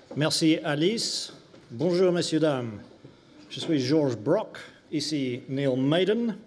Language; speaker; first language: French; non-native, learner; English